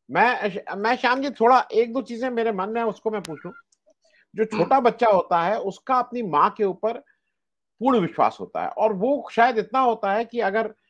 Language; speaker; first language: Hindi; native; Hindi